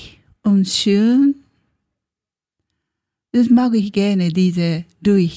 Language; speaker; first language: German; non-native, learner; Japanese